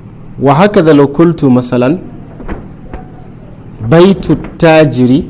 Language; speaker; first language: Arabic; non-native, fluent; Hausa